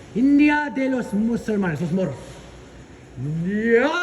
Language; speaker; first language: Spanish; non-native, learner; English